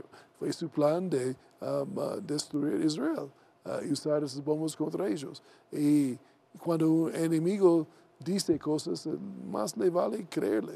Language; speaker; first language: Spanish; non-native, learner; English